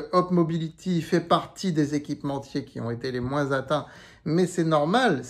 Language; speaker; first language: French; native; French